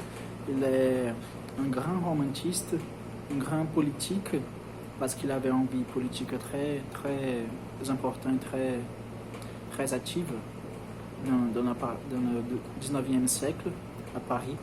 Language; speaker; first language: French; non-native, learner; Portuguese